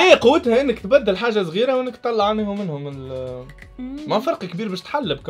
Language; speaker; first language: Arabic; native; Arabic